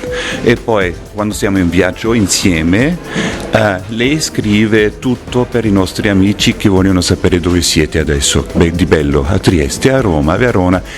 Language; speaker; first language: Italian; non-native, fluent; German